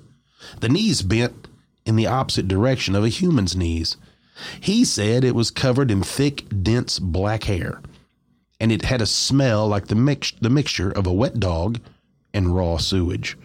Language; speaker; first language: English; native; English